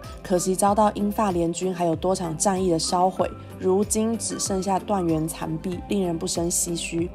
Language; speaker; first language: Chinese; native; Chinese